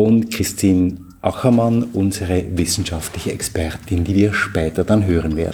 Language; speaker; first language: German; native; German